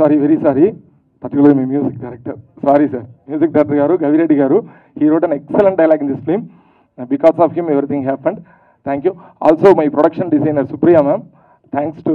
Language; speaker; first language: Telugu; early bilingual, heritage; Telugu